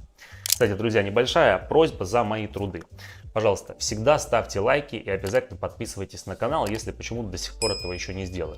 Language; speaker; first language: Russian; native; Russian